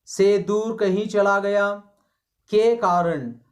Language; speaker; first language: Hindi; non-native, local second language; Kannada